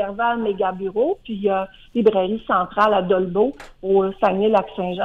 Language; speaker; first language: French; native; French